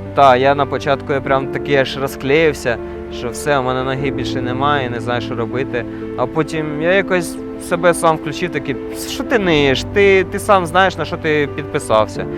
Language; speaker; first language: Ukrainian; native; Ukrainian